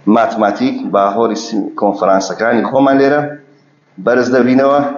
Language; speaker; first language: Central Kurdish; native; Central Kurdish